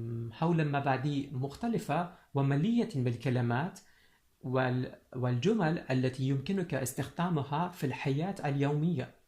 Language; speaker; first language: Arabic; non-native, fluent; Persian